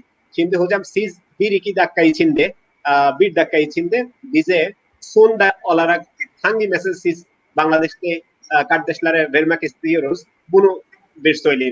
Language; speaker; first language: Turkish; non-native, learner; Bangla